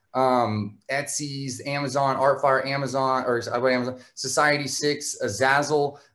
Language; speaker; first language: English; native; English